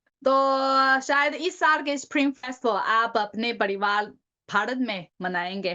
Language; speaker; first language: Hindi; non-native, learner; Chinese